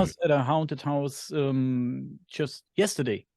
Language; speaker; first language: English; non-native, fluent; German